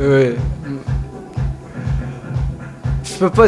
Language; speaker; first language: French; non-native, fluent; Arabic